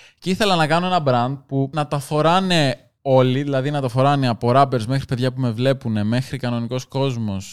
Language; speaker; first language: Greek; native; Greek